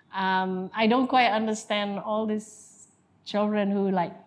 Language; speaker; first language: English; non-native, local second language; Malay